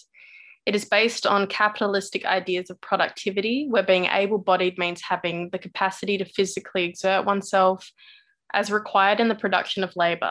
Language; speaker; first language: English; native; English